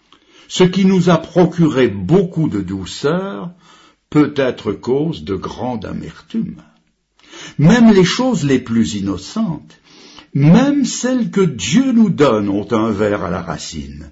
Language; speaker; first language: French; native; French